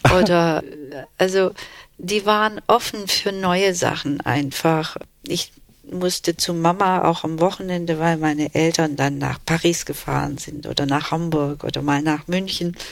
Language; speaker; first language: German; early bilingual, other home language; Turkish